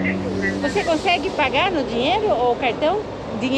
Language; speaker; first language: Portuguese; native; Portuguese